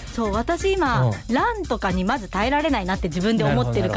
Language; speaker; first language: Japanese; native; Japanese